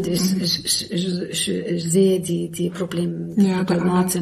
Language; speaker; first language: German; non-native, learner; Arabic